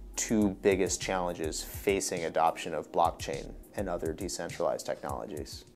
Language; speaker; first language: English; native; English